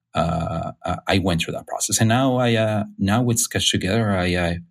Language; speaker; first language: English; non-native, fluent; Spanish